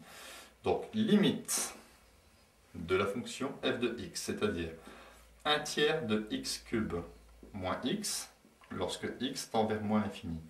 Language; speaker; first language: French; native; French